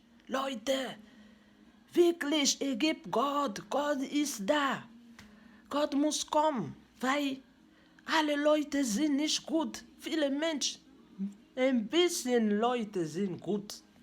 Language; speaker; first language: German; non-native, learner; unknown